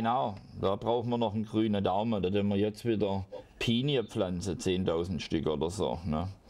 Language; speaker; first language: German; native; German